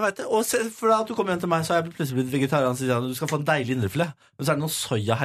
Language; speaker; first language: Norwegian; native; Norwegian